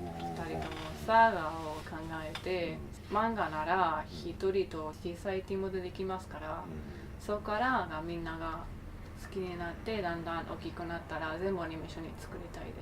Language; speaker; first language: Japanese; non-native, fluent; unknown